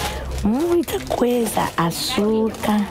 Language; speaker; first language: Portuguese; non-native, learner; Haitian Creole